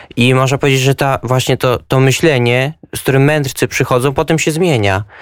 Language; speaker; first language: Polish; native; Polish